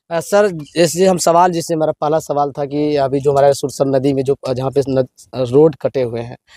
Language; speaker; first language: Hindi; native; Hindi